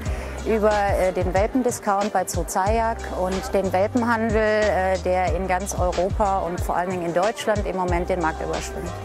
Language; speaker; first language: German; native; German